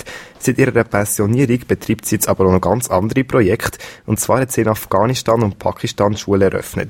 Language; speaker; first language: German; native; German